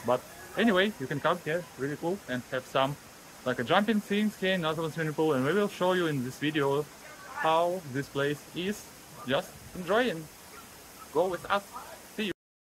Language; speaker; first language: English; non-native, learner; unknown